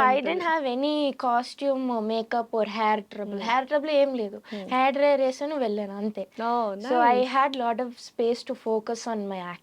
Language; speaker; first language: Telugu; non-native, learner; Tamil